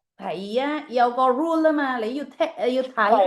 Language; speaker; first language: Chinese; non-native, fluent; Indonesian